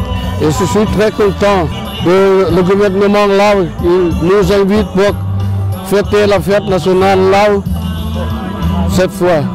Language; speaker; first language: French; non-native, learner; Lao